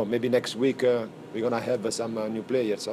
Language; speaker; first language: English; non-native, fluent; Italian